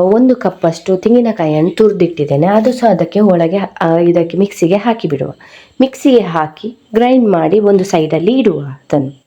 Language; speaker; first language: Kannada; non-native, local second language; Tulu